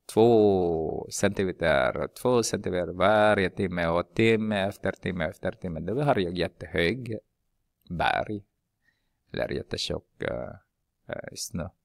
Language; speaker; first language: Swedish; non-native, fluent; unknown